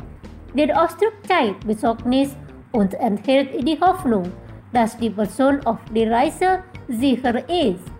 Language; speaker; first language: German; non-native, fluent; Indonesian